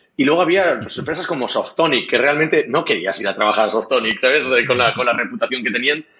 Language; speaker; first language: Spanish; non-native, local second language; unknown